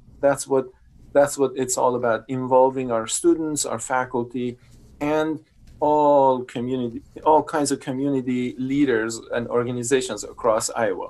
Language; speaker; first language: English; non-native, fluent; Persian